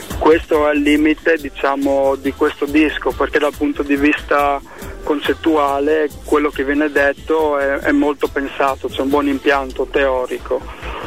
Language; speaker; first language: Italian; non-native, local second language; Friulian